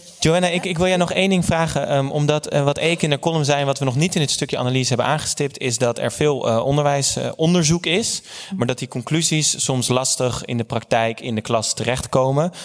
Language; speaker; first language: Dutch; native; Dutch